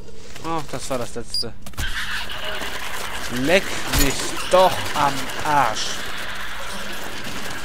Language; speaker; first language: German; native; German